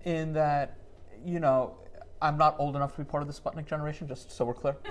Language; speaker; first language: English; native; English